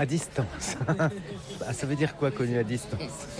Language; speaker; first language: French; native; French